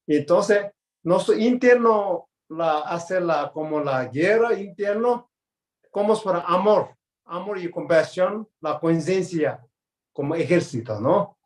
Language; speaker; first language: Spanish; non-native, learner; Tibetan